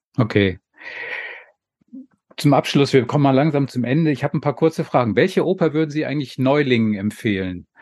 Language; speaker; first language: German; native; German